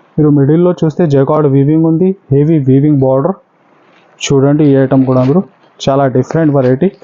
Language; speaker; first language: Telugu; non-native, local second language; Urdu